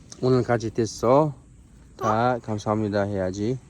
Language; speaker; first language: Korean; non-native, learner; Uzbek